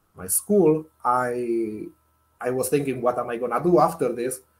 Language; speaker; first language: English; non-native, fluent; Spanish